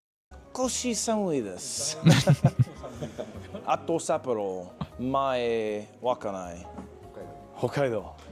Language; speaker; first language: Japanese; non-native, learner; English